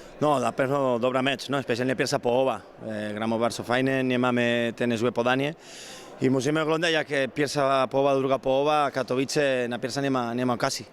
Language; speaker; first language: Polish; non-native, learner; Spanish